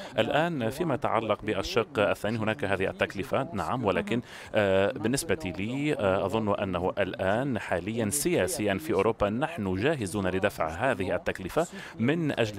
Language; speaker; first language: Arabic; non-native, fluent; French